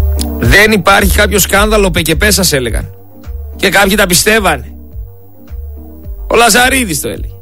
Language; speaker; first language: Greek; native; Greek